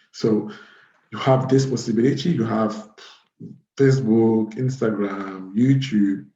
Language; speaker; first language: English; non-native, fluent; French